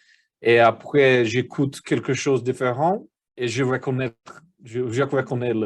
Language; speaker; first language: French; non-native, learner; English